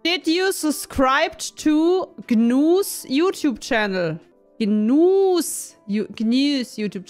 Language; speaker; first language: English; non-native, learner; German